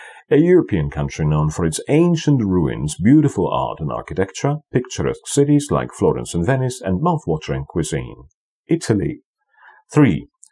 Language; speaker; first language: English; non-native, fluent; Polish